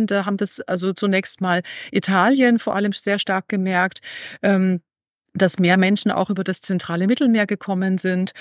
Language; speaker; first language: German; native; German